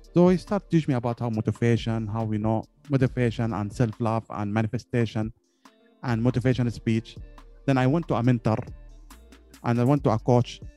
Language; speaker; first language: English; non-native, learner; Arabic